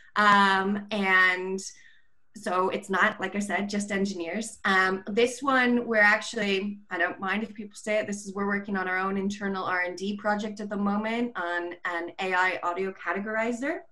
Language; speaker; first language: English; native; English